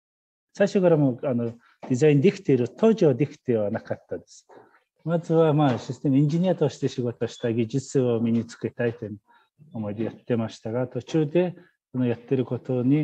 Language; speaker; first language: Japanese; non-native, fluent; Mongolian